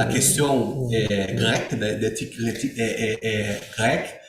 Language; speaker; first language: French; non-native, learner; Portuguese